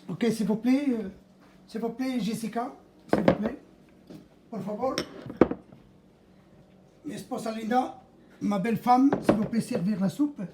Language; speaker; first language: French; non-native, fluent; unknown